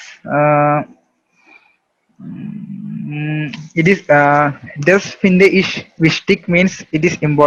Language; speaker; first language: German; non-native, learner; Malayalam